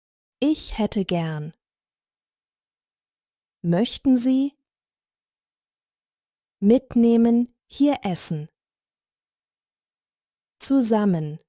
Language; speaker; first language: German; non-native, fluent; Bosnian